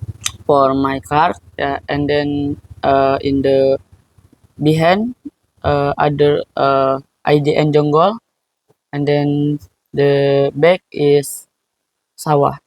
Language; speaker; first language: English; non-native, learner; Indonesian